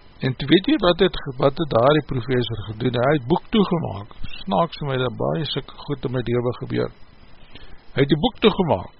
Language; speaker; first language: Afrikaans; native; Afrikaans